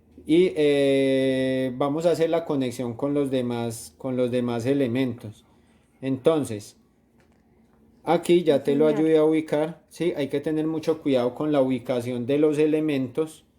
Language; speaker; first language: Spanish; native; Spanish